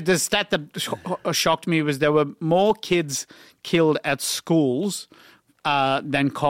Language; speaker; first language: English; non-native, local second language; Sinhala